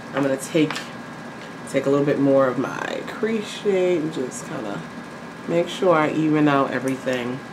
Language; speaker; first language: English; native; English